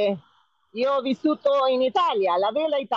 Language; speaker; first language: Italian; non-native, fluent; Spanish